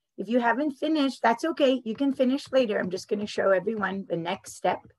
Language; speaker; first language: English; native; English